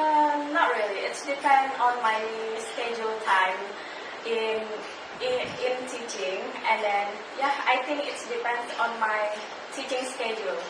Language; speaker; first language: English; non-native, learner; Indonesian